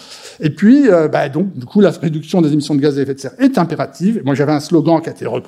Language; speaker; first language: French; native; French